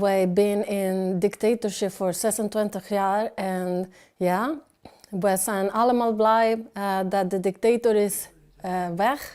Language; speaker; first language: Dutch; non-native, learner; Spanish